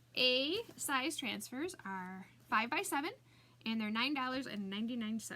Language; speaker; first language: English; native; English